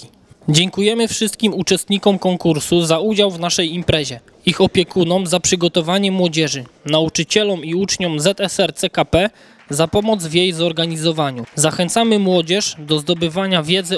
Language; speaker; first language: Polish; native; Polish